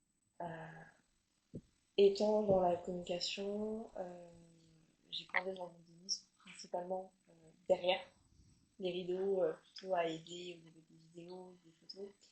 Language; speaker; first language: French; native; French